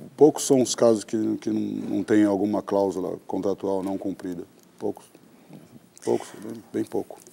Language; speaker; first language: Portuguese; native; Portuguese